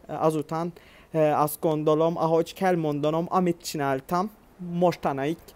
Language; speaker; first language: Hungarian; non-native, learner; Turkish